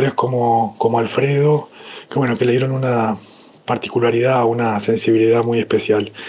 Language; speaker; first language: Spanish; native; Spanish